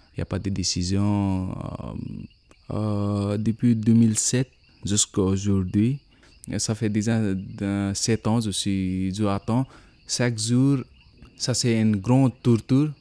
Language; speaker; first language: French; non-native, learner; Nepali